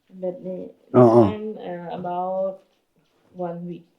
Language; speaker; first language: English; non-native, local second language; Chinese